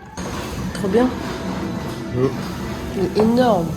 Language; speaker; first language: French; native; French